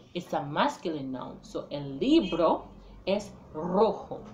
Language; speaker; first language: Spanish; non-native, learner; English